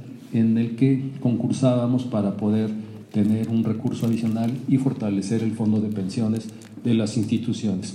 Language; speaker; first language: Spanish; native; Spanish